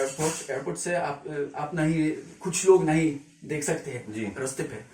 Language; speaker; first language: Hindi; non-native, learner; Swedish